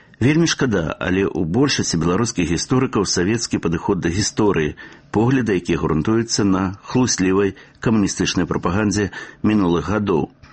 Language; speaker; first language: Belarusian; native; Belarusian